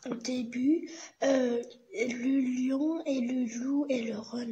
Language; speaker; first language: French; non-native, learner; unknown